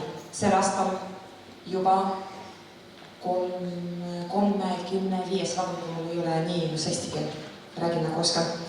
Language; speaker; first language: Estonian; non-native, local second language; Russian